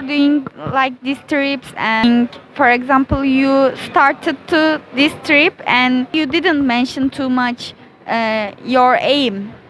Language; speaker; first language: English; non-native, learner; Turkish